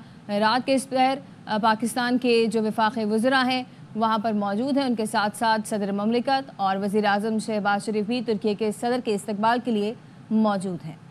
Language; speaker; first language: Urdu; native; Urdu